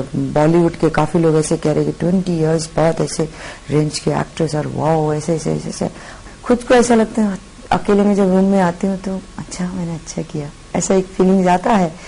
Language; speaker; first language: Hindi; non-native, local second language; Bangla